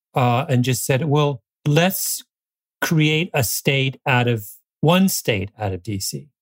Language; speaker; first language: English; native; English